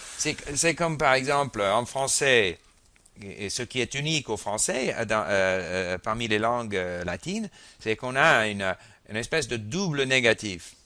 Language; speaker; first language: French; native; French